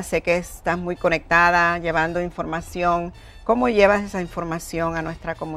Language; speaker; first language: Spanish; native; Spanish